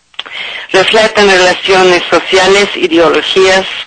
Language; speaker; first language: Spanish; non-native, learner; English